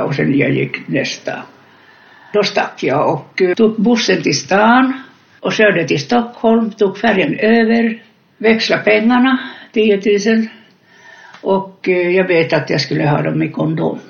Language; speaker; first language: Swedish; non-native, fluent; Finnish